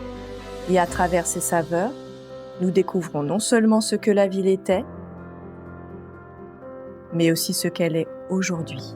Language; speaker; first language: French; native; French